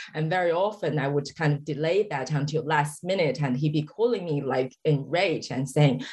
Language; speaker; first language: English; non-native, fluent; Chinese